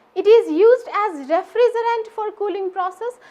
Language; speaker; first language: English; non-native, local second language; Nepali